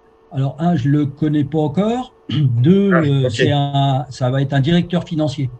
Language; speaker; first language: French; native; French